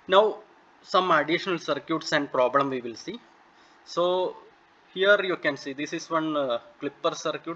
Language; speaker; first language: English; non-native, local second language; Malayalam